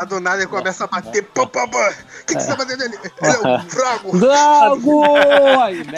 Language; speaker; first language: Portuguese; native; Portuguese